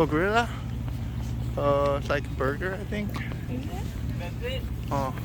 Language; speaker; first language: English; non-native, fluent; Korean